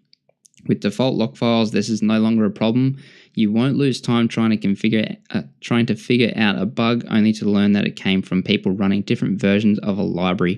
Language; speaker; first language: English; native; English